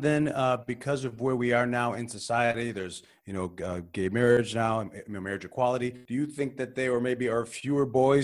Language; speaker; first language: English; native; English